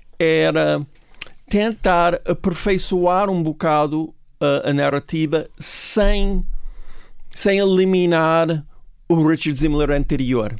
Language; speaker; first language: Portuguese; non-native, fluent; English